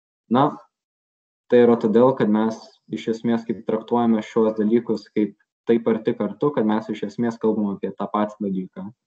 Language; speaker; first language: Lithuanian; native; Lithuanian